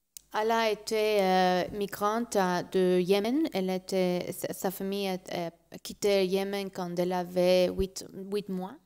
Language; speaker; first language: French; non-native, learner; Spanish